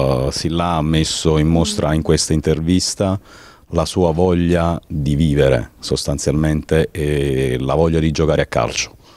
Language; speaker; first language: Italian; native; Italian